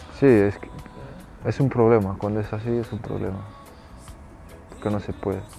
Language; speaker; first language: Spanish; non-native, fluent; French